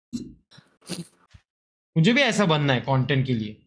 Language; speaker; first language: Hindi; non-native, local second language; Marathi